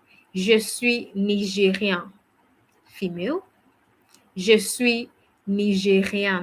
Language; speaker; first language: French; non-native, fluent; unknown